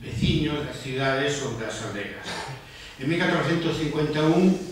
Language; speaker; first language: Spanish; non-native, local second language; Galician